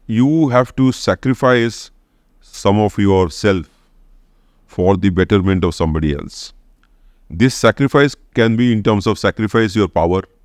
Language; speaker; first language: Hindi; non-native, local second language; Odia